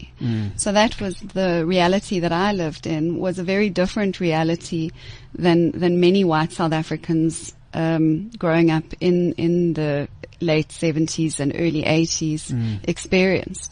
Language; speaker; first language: English; native; English